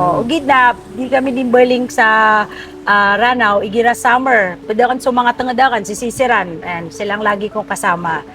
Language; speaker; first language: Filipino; non-native, local second language; Maranao